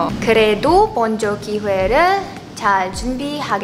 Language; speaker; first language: Korean; non-native, learner; Indonesian